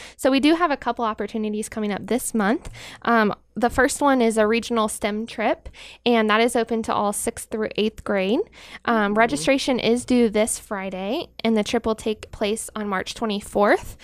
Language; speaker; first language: English; native; English